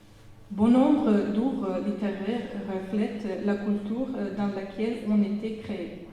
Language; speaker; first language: French; non-native, fluent; Serbian